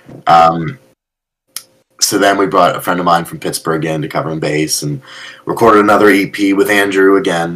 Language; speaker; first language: English; native; English